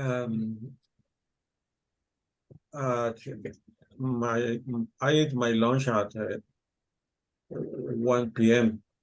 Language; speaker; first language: English; non-native, learner; Spanish